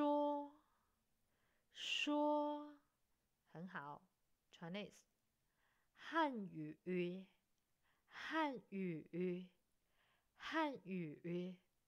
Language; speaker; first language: Chinese; non-native, fluent; English